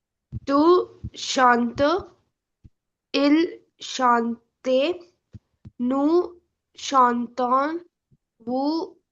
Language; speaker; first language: French; non-native, learner; Hindi